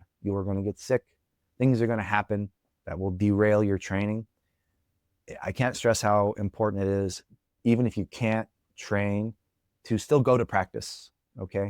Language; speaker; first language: English; native; English